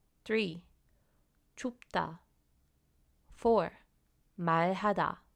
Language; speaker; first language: Korean; non-native, fluent; English